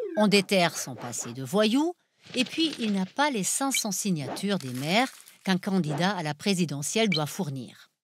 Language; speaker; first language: French; non-native, fluent; German